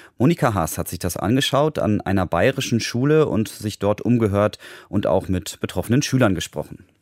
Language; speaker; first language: German; native; German